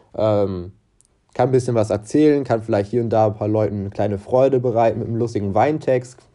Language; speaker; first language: German; non-native, fluent; Portuguese